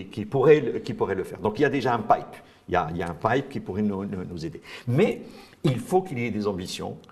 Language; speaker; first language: French; non-native, local second language; Arabic